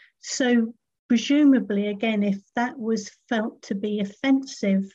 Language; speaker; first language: English; native; English